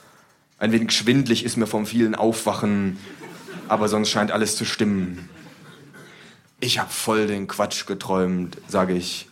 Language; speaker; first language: German; native; German